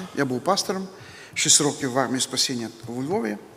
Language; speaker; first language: Ukrainian; native; Ukrainian